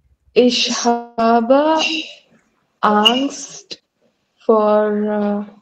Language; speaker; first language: German; non-native, learner; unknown